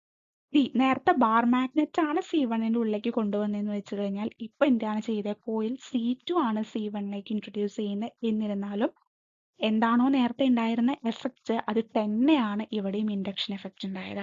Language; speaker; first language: Malayalam; native; Malayalam